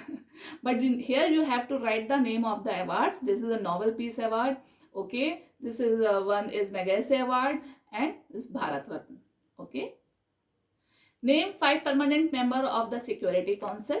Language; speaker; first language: English; non-native, local second language; Hindi